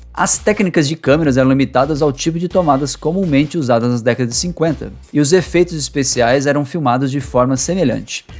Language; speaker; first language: Portuguese; native; Portuguese